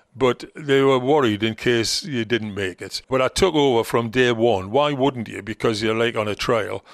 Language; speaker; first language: English; native; English